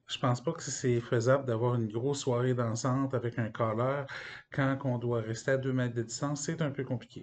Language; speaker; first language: French; native; French